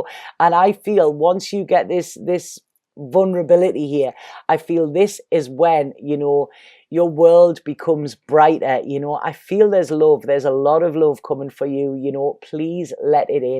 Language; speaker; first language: English; native; English